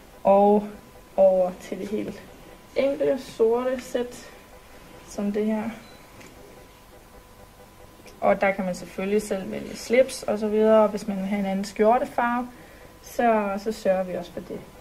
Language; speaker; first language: Danish; native; Danish